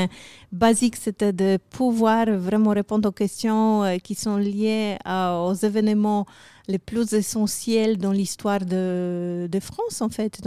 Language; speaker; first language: French; non-native, fluent; Polish